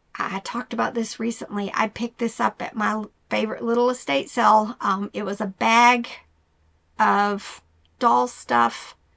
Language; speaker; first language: English; native; English